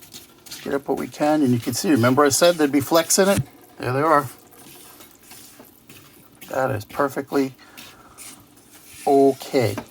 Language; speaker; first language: English; native; English